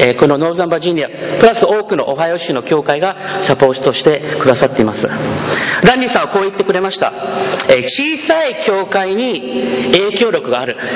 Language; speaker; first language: Japanese; early bilingual, heritage; Japanese